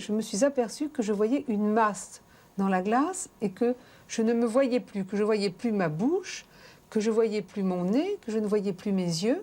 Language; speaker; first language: French; native; French